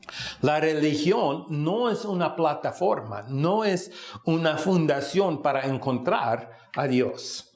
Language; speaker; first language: Spanish; non-native, fluent; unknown